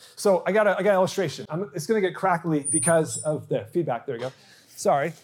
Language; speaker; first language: English; native; English